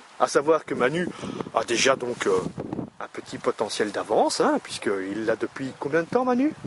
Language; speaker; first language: French; native; French